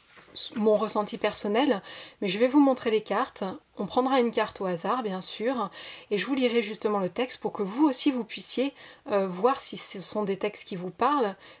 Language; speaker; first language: French; native; French